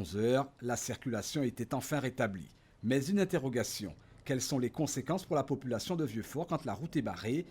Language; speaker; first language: French; native; French